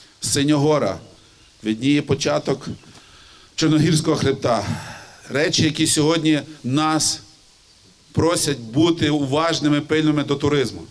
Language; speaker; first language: Ukrainian; native; Ukrainian